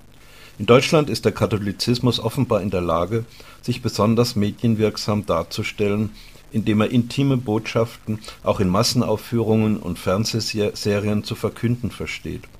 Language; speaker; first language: German; native; German